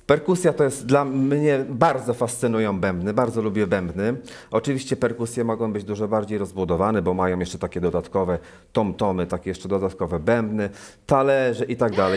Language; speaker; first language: Polish; native; Polish